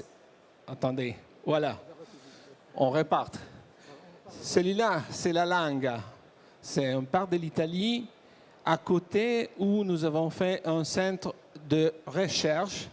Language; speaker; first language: French; non-native, learner; Italian